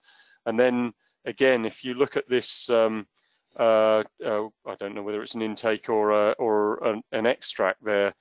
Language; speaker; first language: English; native; English